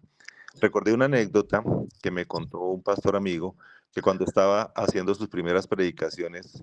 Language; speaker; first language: Spanish; native; Spanish